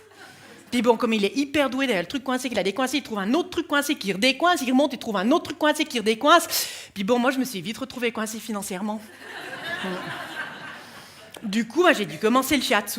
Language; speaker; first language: French; native; French